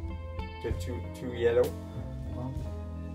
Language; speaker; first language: English; non-native, learner; French